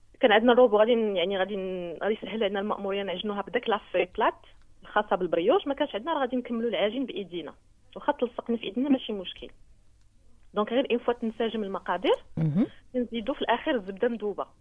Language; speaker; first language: Arabic; native; Arabic